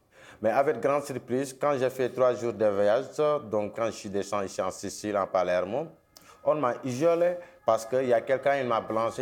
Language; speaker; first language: French; non-native, local second language; Wolof